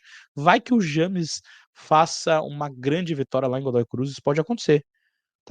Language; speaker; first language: Portuguese; native; Portuguese